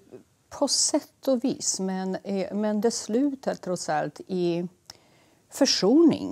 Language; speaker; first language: Swedish; non-native, fluent; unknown